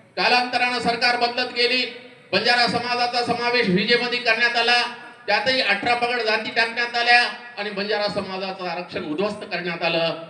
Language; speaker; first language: Marathi; non-native, local second language; Lambadi